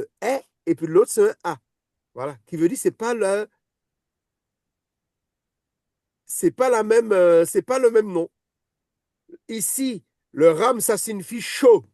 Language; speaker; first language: French; native; French